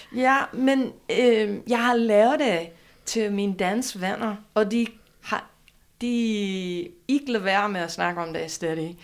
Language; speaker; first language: Danish; non-native, fluent; English